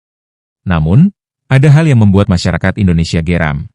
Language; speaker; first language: Indonesian; native; Indonesian